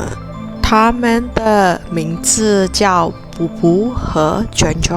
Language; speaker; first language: Chinese; non-native, fluent; Burmese